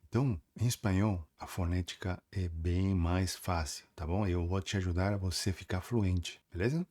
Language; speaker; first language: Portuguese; native; Portuguese